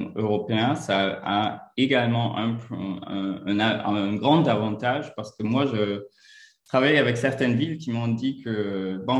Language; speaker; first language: French; non-native, fluent; German